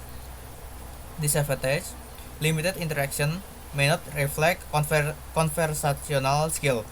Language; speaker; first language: English; non-native, learner; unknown